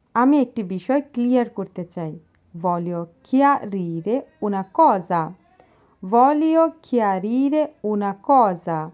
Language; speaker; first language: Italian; non-native, learner; Bangla